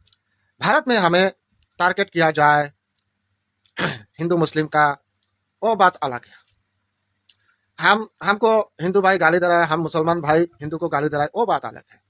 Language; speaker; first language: Hindi; non-native, local second language; Bangla